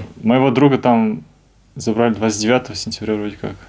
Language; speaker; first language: Russian; native; Russian